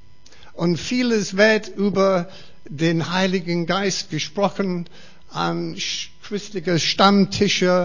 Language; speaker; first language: German; non-native, fluent; English